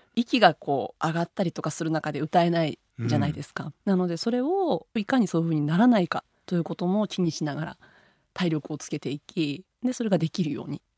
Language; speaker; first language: Japanese; native; Japanese